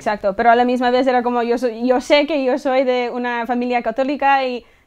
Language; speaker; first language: Spanish; early bilingual, heritage; English